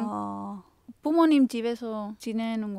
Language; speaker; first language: Korean; non-native, fluent; Spanish